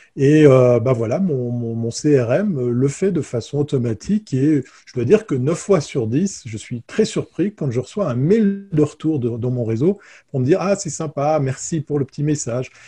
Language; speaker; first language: French; native; French